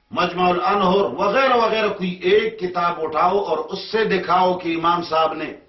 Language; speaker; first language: Urdu; non-native, local second language; Pashto